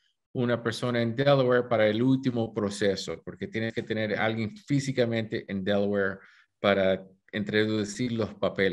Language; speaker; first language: Spanish; early bilingual, heritage; Spanish